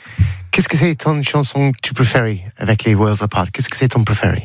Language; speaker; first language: French; non-native, learner; English